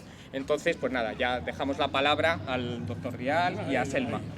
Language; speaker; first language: Spanish; native; Spanish